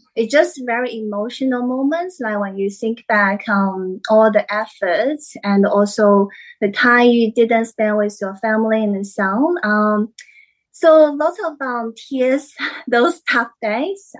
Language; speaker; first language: English; non-native, fluent; Chinese